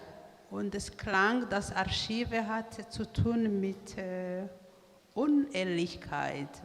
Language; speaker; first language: German; non-native, learner; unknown